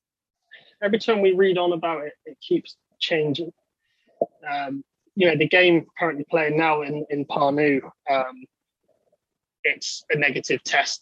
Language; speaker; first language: English; native; English